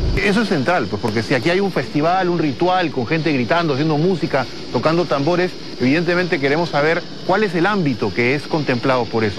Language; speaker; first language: Spanish; native; Spanish